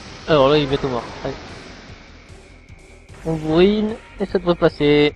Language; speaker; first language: French; native; French